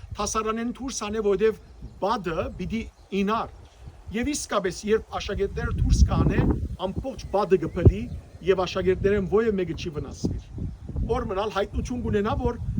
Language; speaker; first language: Armenian; native; Armenian